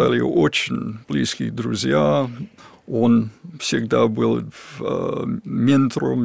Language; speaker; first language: Russian; non-native, fluent; English